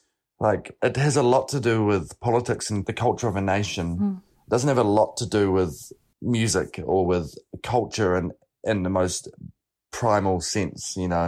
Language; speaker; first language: English; native; English